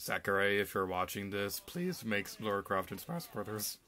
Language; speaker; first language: English; native; English